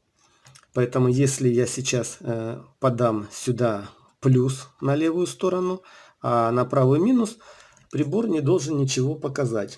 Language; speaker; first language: Russian; native; Russian